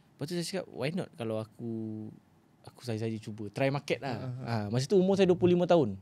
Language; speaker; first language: Malay; native; Malay